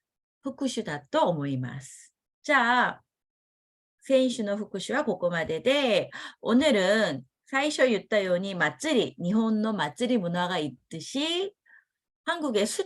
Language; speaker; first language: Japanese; non-native, fluent; Korean